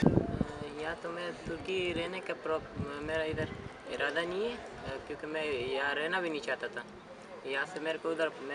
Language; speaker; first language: Hindi; non-native, fluent; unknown